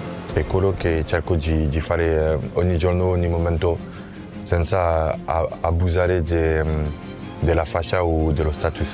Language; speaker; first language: Italian; non-native, fluent; French